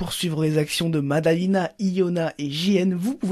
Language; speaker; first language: French; native; French